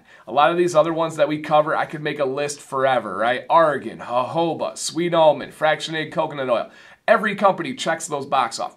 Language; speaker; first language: English; native; English